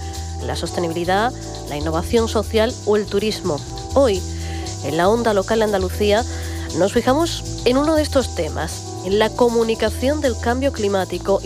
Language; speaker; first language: Spanish; native; Spanish